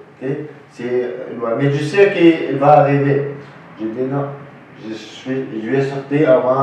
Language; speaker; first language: French; non-native, learner; Arabic